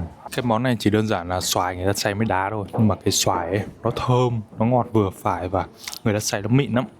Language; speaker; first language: Vietnamese; native; Vietnamese